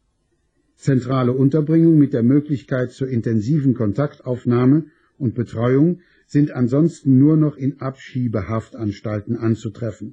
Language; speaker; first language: German; native; German